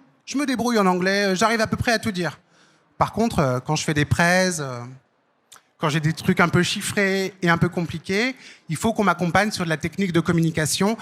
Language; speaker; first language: French; native; French